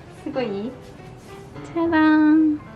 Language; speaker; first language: Japanese; native; Japanese